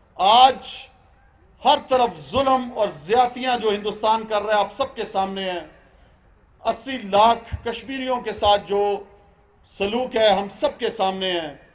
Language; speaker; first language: Urdu; non-native, local second language; Pashto